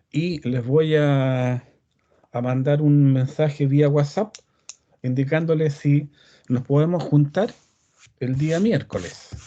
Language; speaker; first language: Spanish; native; Spanish